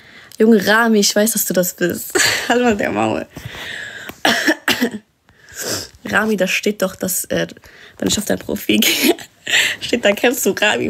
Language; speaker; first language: German; early bilingual, other home language; Arabic